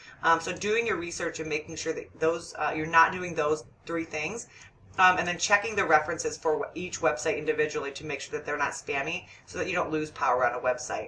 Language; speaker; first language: English; native; English